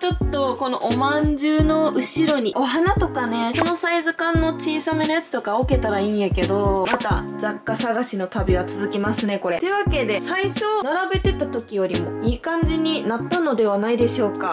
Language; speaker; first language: Japanese; native; Japanese